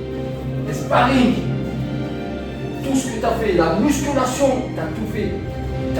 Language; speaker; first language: French; native; French